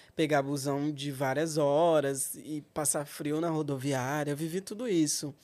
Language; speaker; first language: Portuguese; native; Portuguese